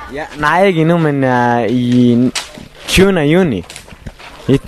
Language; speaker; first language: Danish; non-native, learner; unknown